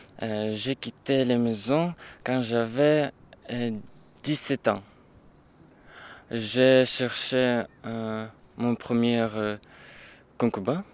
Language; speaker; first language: French; non-native, learner; Ukrainian